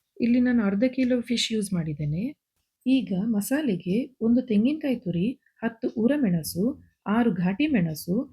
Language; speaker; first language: Kannada; non-native, local second language; Konkani